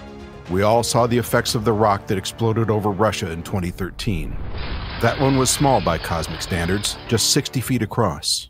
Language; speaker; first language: English; native; English